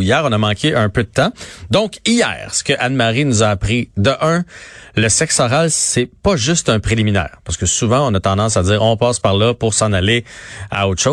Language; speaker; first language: French; native; French